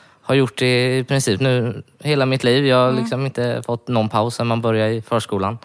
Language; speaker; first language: Swedish; native; Swedish